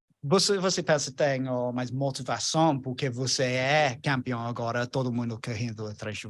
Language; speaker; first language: Portuguese; non-native, learner; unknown